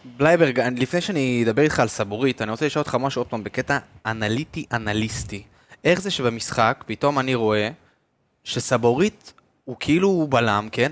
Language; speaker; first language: Hebrew; native; Hebrew